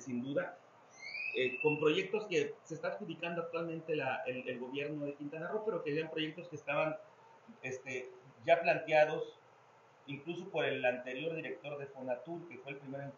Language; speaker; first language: Spanish; native; Spanish